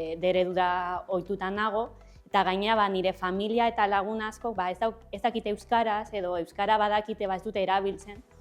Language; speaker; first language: Basque; non-native, local second language; Spanish